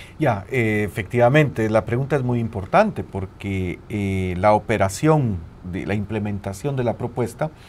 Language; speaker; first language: Spanish; native; Spanish